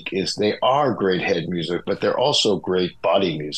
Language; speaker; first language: English; native; English